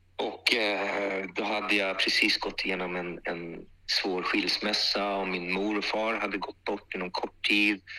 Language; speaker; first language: Swedish; early bilingual, other home language; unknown